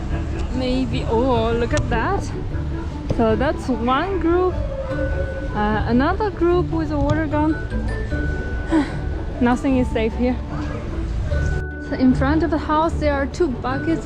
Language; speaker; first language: English; non-native, fluent; Chinese